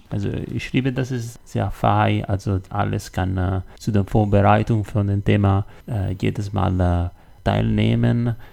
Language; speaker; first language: German; non-native, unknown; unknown